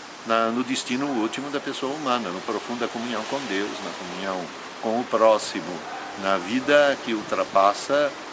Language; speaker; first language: Portuguese; native; Portuguese